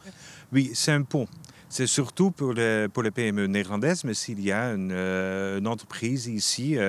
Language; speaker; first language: French; non-native, fluent; Dutch